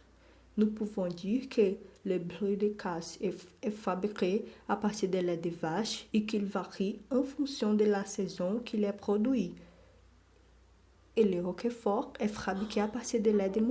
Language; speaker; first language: French; non-native, learner; Portuguese